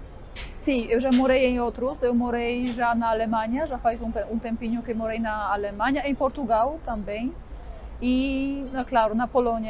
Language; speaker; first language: Portuguese; non-native, fluent; Polish